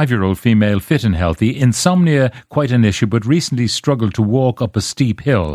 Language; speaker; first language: English; native; English